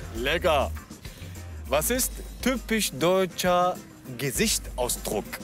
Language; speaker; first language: German; non-native, fluent; Arabic